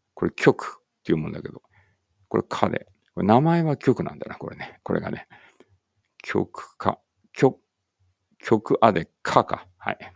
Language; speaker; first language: Japanese; native; Japanese